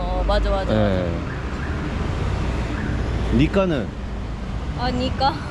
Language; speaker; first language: Korean; native; Korean